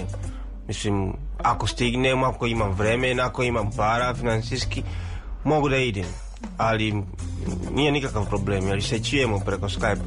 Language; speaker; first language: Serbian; non-native, fluent; Swahili